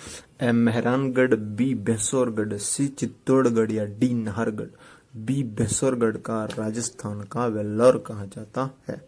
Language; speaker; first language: Hindi; native; Hindi